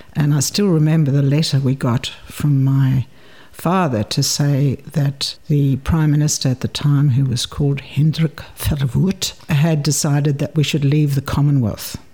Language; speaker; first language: English; native; English